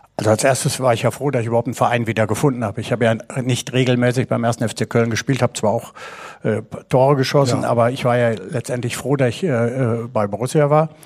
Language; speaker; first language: German; native; German